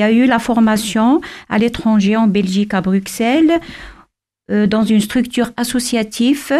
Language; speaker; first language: French; non-native, local second language; Kabyle